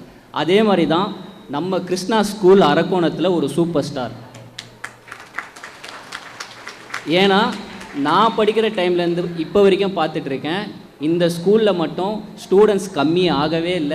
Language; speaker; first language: Tamil; native; Tamil